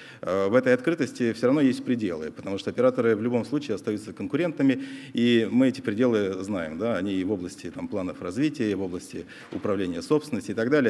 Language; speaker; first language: Russian; native; Russian